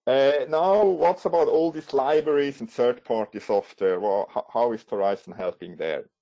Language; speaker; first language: English; non-native, fluent; German